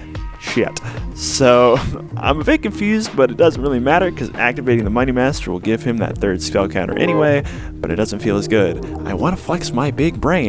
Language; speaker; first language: English; native; English